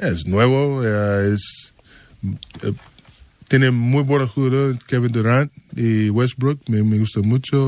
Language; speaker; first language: Spanish; non-native, learner; English